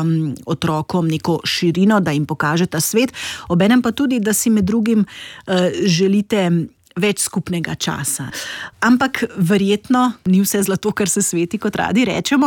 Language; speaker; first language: Slovenian; native; Slovenian